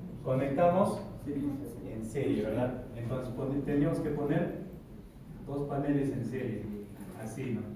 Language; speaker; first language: Spanish; native; Spanish